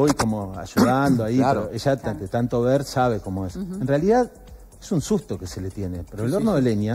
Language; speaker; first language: Spanish; native; Spanish